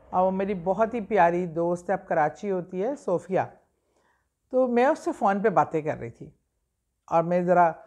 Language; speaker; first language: Urdu; native; Urdu